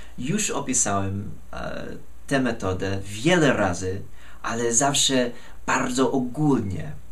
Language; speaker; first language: Polish; non-native, fluent; English